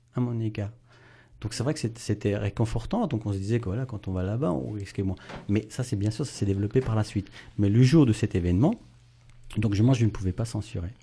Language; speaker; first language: French; native; French